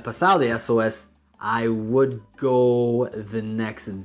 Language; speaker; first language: Spanish; non-native, fluent; English